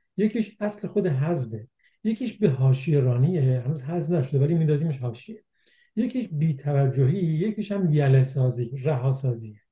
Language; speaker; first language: Persian; non-native, local second language; Central Kurdish